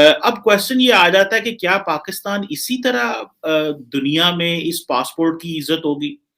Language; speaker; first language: Urdu; non-native, local second language; Punjabi